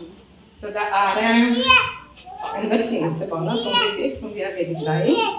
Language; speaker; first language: Norwegian; non-native, learner; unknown